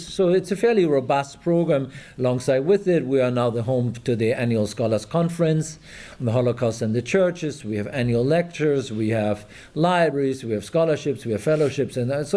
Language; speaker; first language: English; non-native, fluent; German